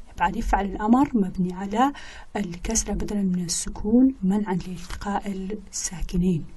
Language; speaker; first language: Arabic; non-native, local second language; Kurdish